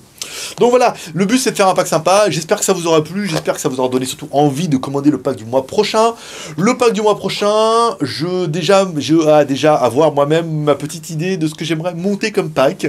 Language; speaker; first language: French; native; French